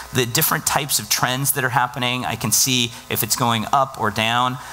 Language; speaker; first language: English; native; English